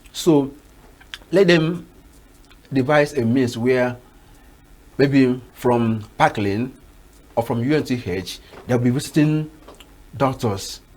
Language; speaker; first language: English; non-native, local second language; Igbo